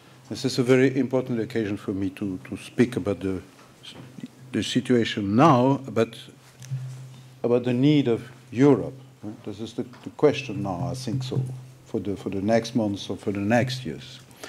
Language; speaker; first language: English; non-native, learner; French